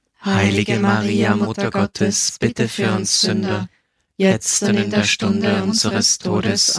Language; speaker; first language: German; native; German